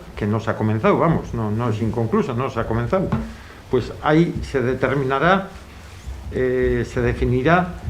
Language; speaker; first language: Spanish; non-native, local second language; Basque